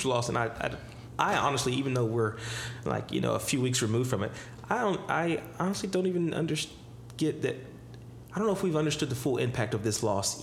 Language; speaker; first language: English; native; English